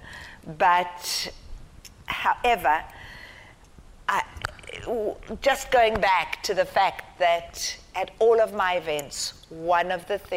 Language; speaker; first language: English; native; English